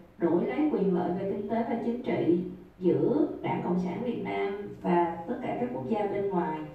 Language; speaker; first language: Vietnamese; native; Vietnamese